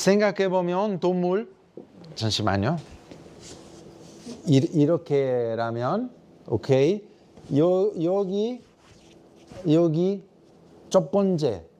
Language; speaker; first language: Korean; non-native, fluent; Italian